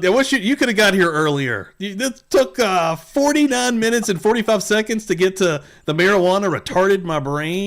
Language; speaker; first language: English; native; English